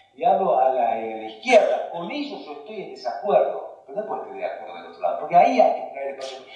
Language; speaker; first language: Spanish; early bilingual, other home language; Hungarian